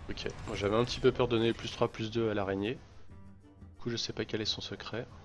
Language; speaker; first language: French; native; French